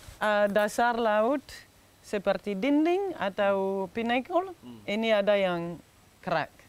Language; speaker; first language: Indonesian; non-native, fluent; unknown